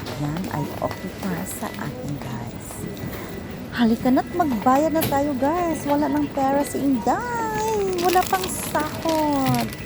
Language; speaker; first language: Filipino; non-native, local second language; Cebuano